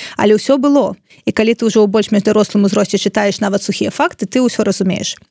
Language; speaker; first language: Belarusian; non-native, local second language; Russian